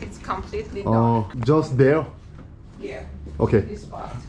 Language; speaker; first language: English; non-native, learner; Russian